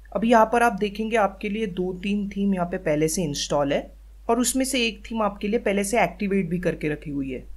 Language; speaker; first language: Hindi; native; Hindi